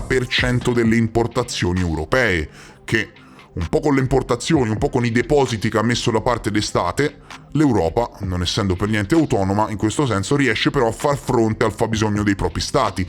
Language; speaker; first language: Italian; native; Italian